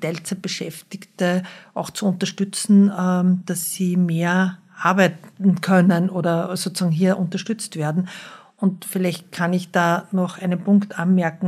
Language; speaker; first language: German; native; German